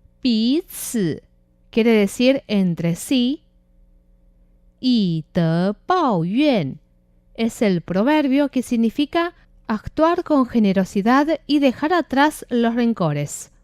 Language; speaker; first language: Spanish; non-native, fluent; Chinese